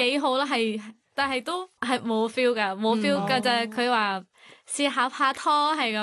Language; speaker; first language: Cantonese; non-native, fluent; Thai